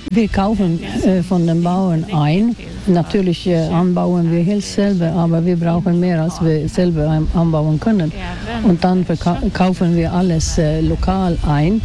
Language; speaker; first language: German; non-native, fluent; Swedish